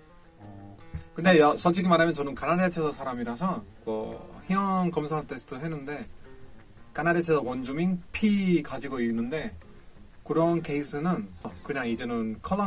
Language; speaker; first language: Korean; non-native, fluent; Spanish